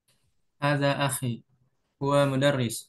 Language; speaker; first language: Arabic; non-native, learner; Indonesian